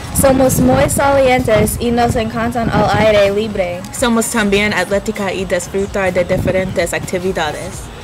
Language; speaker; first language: Spanish; non-native, learner; English